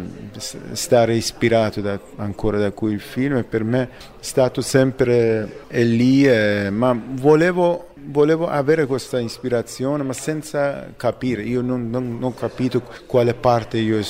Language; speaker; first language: Italian; non-native, fluent; Persian